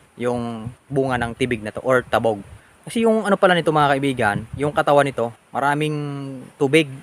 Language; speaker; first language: Filipino; non-native, local second language; Bikol